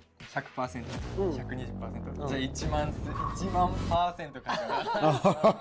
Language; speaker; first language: Japanese; non-native, learner; Korean